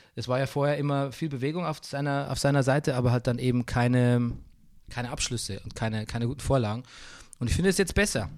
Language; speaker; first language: German; native; German